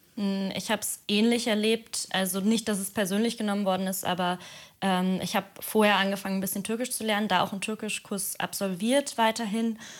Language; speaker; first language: German; native; German